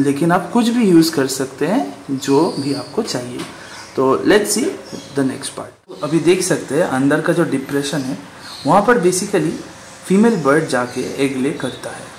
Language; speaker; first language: Hindi; non-native, local second language; Bangla